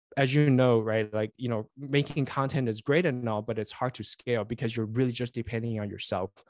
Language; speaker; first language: English; non-native, fluent; Chinese